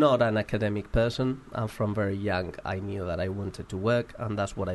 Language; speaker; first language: English; non-native, fluent; Spanish